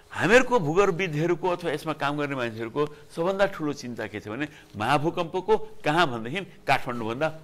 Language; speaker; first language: Nepali; native; Nepali